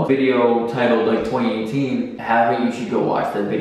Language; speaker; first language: English; native; English